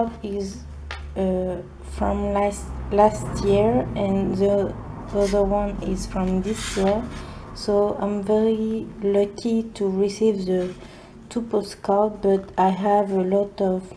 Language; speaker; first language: English; non-native, learner; French